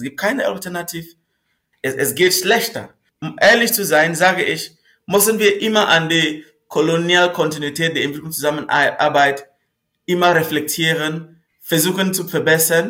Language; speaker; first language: German; non-native, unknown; Northern Sotho